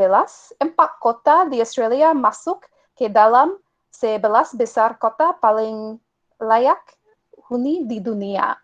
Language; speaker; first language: Indonesian; non-native, fluent; English